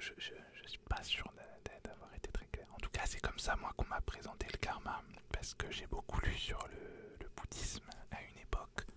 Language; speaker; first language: French; native; French